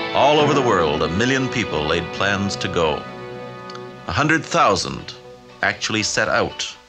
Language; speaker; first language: English; native; English